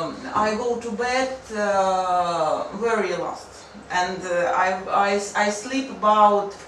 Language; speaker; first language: English; non-native, learner; Russian